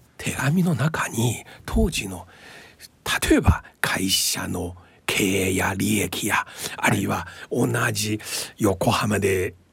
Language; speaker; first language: Japanese; non-native, fluent; Chinese